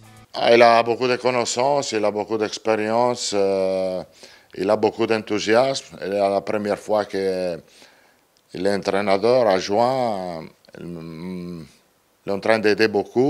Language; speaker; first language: French; non-native, learner; Italian